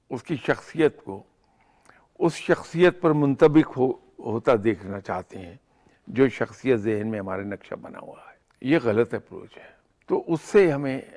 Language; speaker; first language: Urdu; native; Urdu